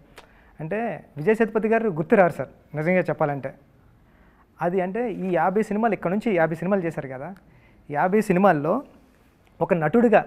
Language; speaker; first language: Telugu; native; Telugu